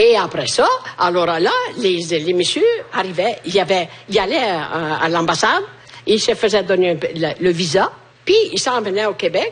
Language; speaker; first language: French; non-native, fluent; Italian